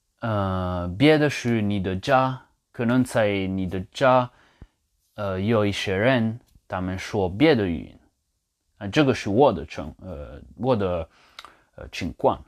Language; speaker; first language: Chinese; non-native, learner; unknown